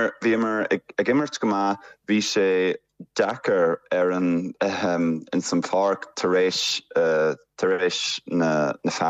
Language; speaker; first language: Irish; non-native, fluent; German